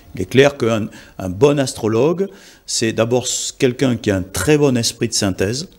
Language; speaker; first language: French; native; French